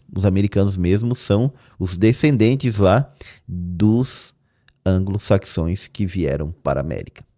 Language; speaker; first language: Portuguese; native; Portuguese